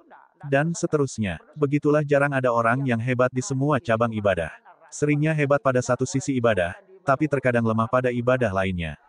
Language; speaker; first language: Indonesian; native; Indonesian